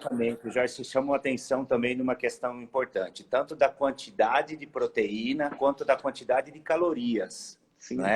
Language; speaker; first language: Portuguese; native; Portuguese